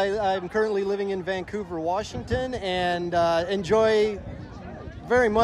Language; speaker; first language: English; native; English